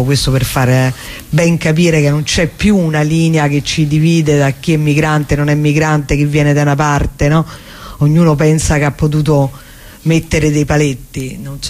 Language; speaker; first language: Italian; native; Italian